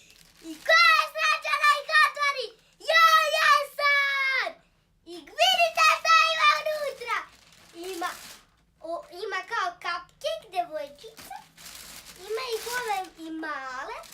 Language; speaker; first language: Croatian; early bilingual, heritage; Croatian